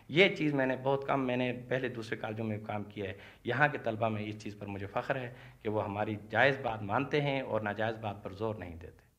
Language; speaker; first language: Urdu; non-native, local second language; Shina